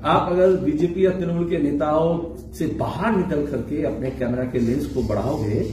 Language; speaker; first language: Hindi; non-native, local second language; Bangla